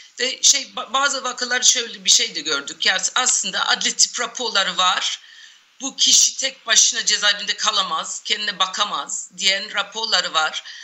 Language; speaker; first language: Turkish; non-native, fluent; English